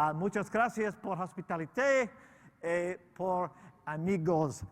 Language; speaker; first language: Spanish; non-native, learner; English